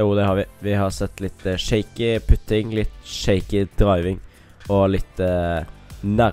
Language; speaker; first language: Norwegian; native; Norwegian